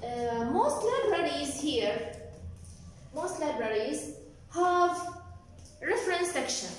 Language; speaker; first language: English; non-native, fluent; Arabic